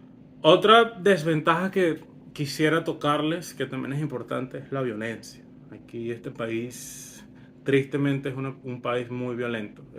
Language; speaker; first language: Spanish; early bilingual, other home language; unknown